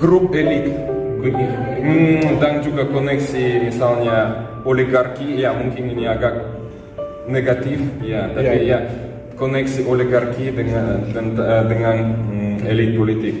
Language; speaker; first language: Indonesian; non-native, fluent; Russian